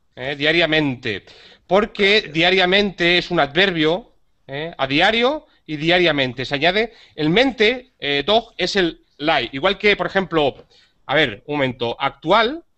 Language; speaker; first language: Spanish; native; Spanish